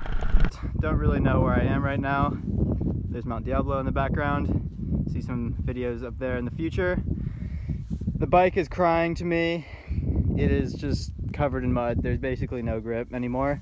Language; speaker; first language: English; native; English